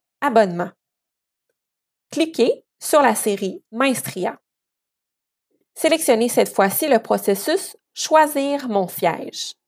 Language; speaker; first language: French; native; French